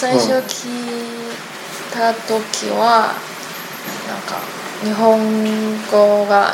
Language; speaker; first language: Japanese; non-native, learner; Chinese